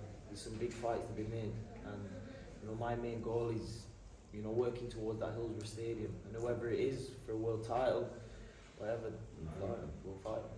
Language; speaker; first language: English; native; English